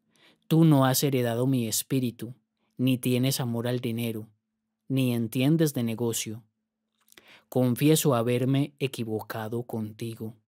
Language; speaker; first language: Spanish; native; Spanish